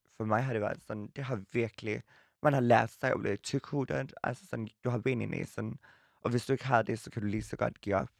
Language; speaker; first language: Danish; early bilingual, other home language; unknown